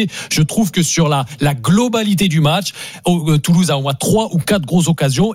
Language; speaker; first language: French; native; French